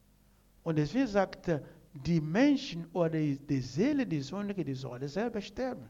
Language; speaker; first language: German; non-native, learner; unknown